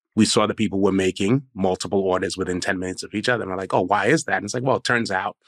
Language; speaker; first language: English; non-native, local second language; Akan